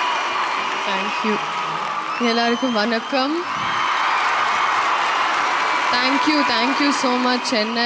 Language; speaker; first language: Tamil; non-native, learner; Telugu